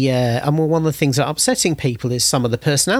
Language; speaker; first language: English; native; English